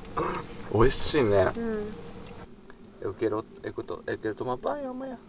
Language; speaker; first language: Portuguese; non-native, fluent; Japanese